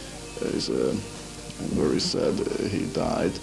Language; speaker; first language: English; non-native, learner; Hungarian